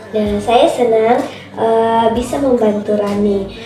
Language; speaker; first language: Indonesian; native; Indonesian